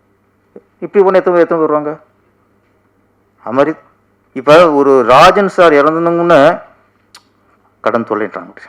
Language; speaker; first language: Tamil; native; Tamil